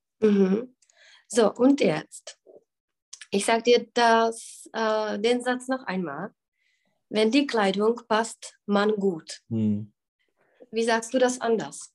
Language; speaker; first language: German; non-native, fluent; Czech